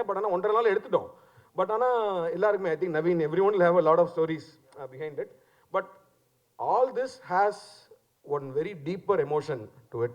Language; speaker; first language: Tamil; native; Tamil